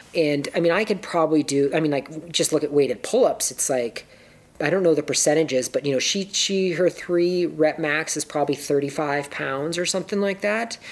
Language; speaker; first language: English; native; English